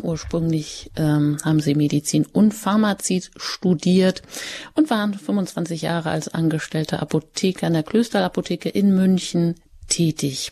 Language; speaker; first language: German; native; German